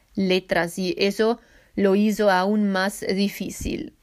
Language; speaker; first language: Spanish; non-native, fluent; Swiss German